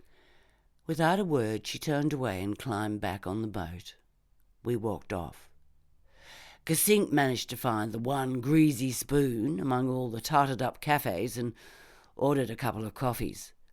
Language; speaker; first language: English; native; English